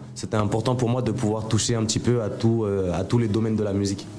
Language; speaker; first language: French; native; French